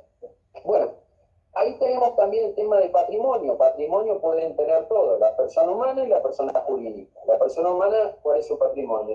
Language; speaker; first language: Spanish; native; Spanish